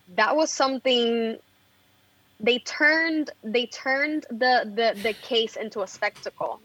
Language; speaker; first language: English; non-native, fluent; Spanish